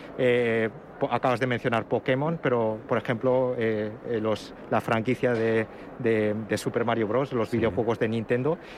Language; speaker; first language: Spanish; early bilingual, other home language; Japanese